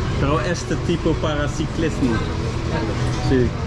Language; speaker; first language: Spanish; non-native, learner; Dutch